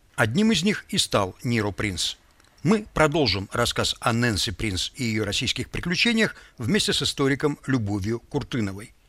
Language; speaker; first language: Russian; native; Russian